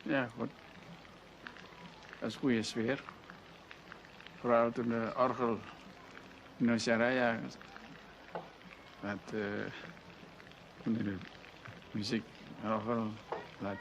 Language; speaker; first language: Dutch; non-native, local second language; Minangkabau